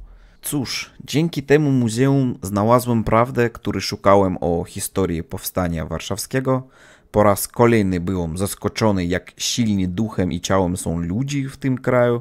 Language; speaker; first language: Polish; non-native, learner; Russian